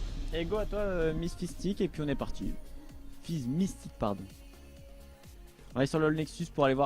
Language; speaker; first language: French; native; French